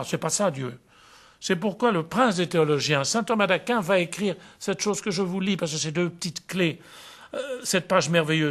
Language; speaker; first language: French; native; French